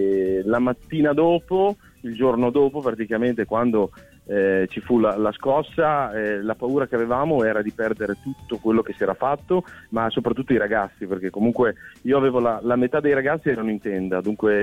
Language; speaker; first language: Italian; native; Italian